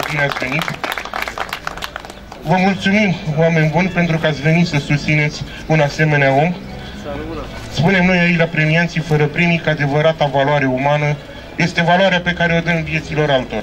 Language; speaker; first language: Romanian; native; Romanian